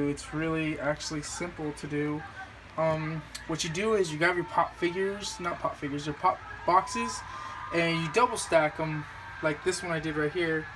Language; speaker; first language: English; native; English